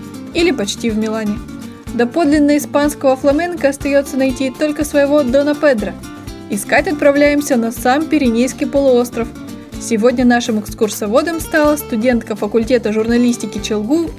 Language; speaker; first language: Russian; native; Russian